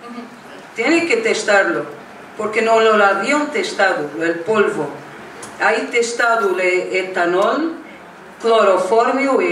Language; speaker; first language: Spanish; non-native, learner; Portuguese